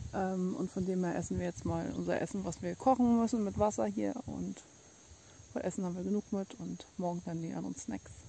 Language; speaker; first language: German; native; German